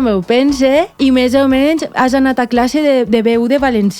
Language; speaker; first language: Catalan; native; Catalan